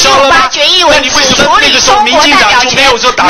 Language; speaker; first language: Chinese; native; Chinese